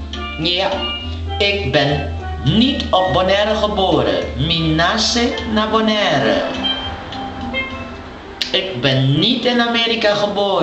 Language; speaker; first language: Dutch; non-native, local second language; Papiamento